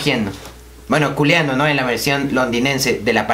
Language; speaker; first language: Spanish; native; Spanish